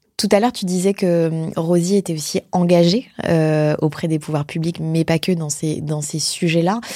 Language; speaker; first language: French; native; French